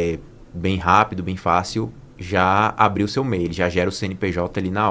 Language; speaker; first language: Portuguese; native; Portuguese